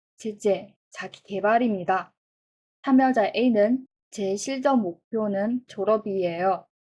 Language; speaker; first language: Korean; non-native, fluent; Chinese